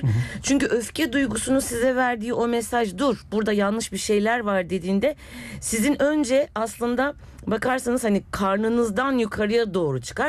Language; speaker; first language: Turkish; native; Turkish